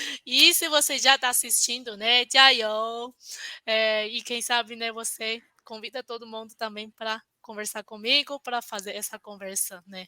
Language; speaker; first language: Portuguese; non-native, fluent; Chinese